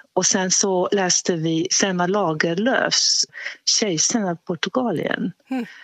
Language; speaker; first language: Swedish; non-native, fluent; Hungarian